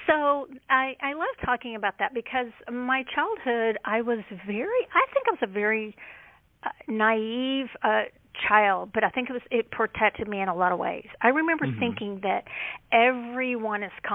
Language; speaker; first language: English; native; English